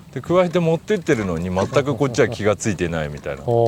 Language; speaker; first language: Japanese; native; Japanese